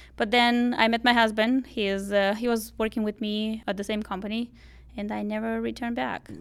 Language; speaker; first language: English; non-native, fluent; Romanian